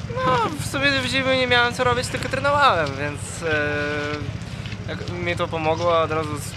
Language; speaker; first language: Polish; non-native, fluent; Russian